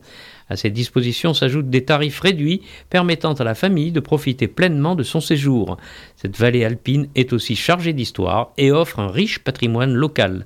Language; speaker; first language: French; native; French